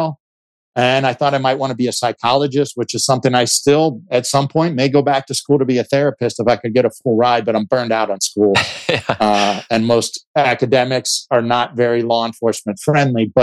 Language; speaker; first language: English; native; English